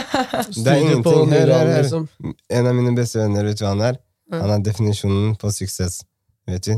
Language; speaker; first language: Norwegian; early bilingual, other home language; Somali